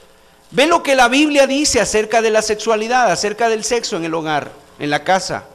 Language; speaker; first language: Spanish; native; Spanish